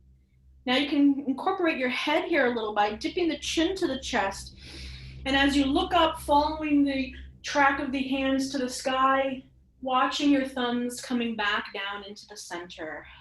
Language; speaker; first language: English; native; English